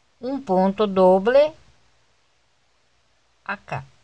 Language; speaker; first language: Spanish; non-native, learner; Portuguese